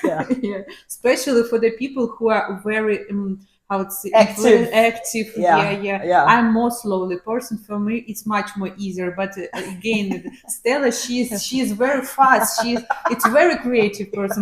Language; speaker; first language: English; non-native, learner; Ukrainian